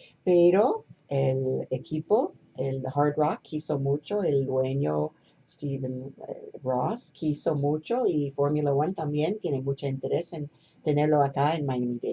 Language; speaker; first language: Spanish; non-native, fluent; English